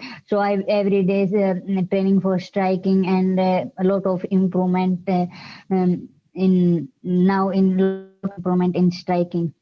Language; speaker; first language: English; non-native, learner; Hindi